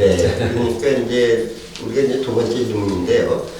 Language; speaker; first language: Korean; native; Korean